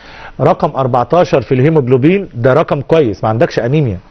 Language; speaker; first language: Arabic; native; Arabic